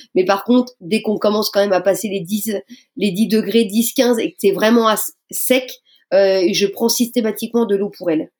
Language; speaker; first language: French; native; French